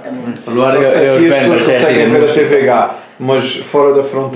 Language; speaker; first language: Portuguese; native; Portuguese